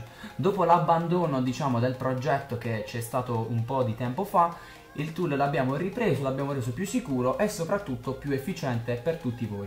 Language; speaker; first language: Italian; native; Italian